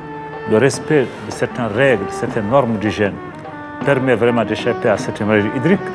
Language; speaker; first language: French; native; French